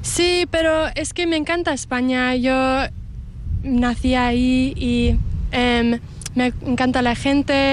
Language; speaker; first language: Spanish; early bilingual, heritage; English